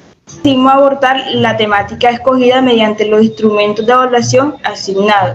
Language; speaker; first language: Spanish; native; Spanish